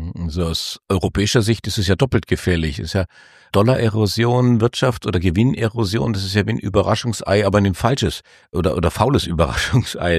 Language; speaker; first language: German; native; German